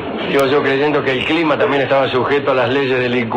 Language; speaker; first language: Spanish; native; Spanish